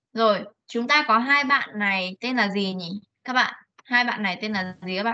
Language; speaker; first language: Vietnamese; native; Vietnamese